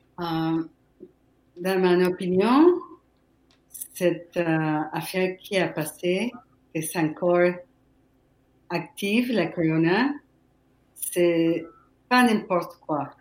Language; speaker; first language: French; non-native, fluent; Spanish